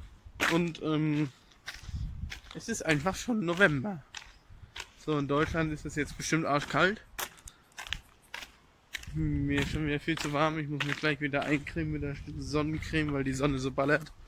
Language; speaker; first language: German; native; German